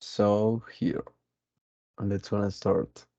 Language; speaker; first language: English; non-native, fluent; Spanish